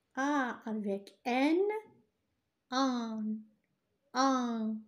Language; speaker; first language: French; non-native, local second language; Arabic